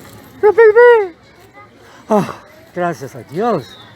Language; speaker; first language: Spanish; non-native, learner; English